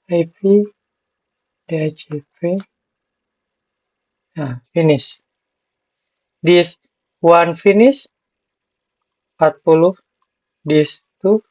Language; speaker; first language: English; non-native, learner; Indonesian